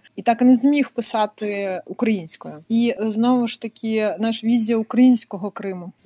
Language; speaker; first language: Ukrainian; non-native, local second language; Russian